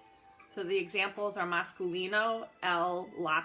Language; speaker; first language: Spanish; non-native, fluent; English